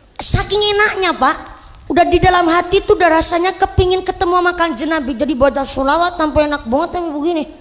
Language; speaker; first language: Indonesian; non-native, local second language; Javanese